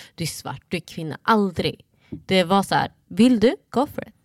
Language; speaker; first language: Swedish; early bilingual, other home language; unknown